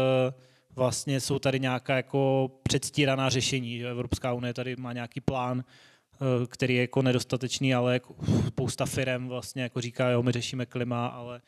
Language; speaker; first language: Czech; native; Czech